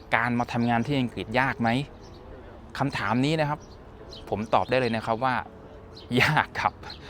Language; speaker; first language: Thai; native; Thai